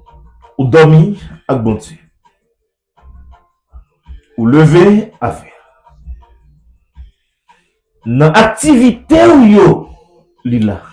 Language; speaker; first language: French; non-native, learner; Haitian Creole